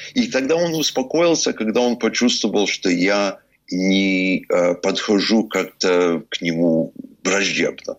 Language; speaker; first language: Russian; early bilingual, heritage; Russian